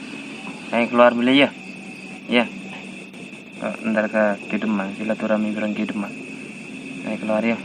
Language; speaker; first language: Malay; non-native, local second language; Madurese